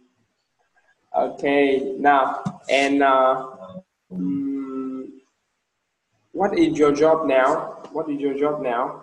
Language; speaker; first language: English; non-native, learner; Vietnamese